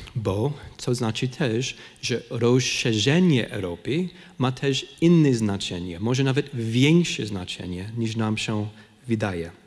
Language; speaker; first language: Polish; non-native, fluent; English